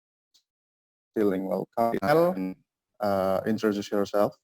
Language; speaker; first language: English; non-native, learner; Indonesian